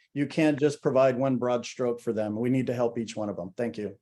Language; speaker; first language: English; native; English